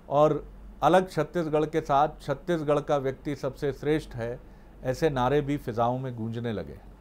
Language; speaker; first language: Hindi; native; Hindi